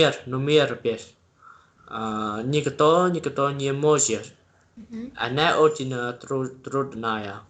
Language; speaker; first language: Russian; non-native, learner; Vietnamese